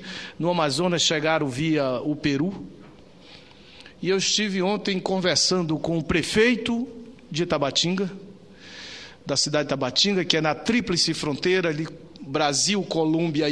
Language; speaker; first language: Portuguese; native; Portuguese